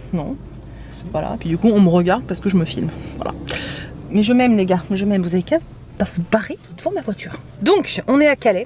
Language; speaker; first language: French; native; French